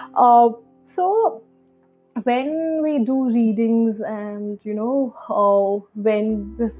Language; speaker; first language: English; non-native, local second language; Hindi